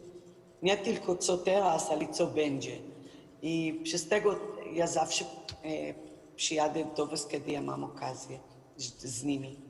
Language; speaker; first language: Polish; non-native, learner; Hebrew